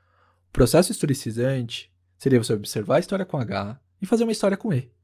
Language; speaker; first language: Portuguese; native; Portuguese